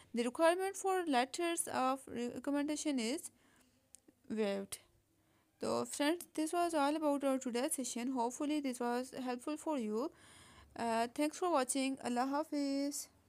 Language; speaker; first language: English; non-native, local second language; Urdu